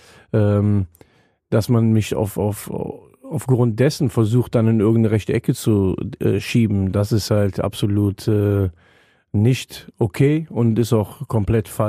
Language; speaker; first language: German; native; German